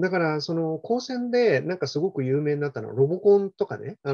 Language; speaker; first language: Japanese; native; Japanese